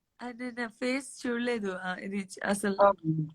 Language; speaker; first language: Telugu; non-native, learner; Gujarati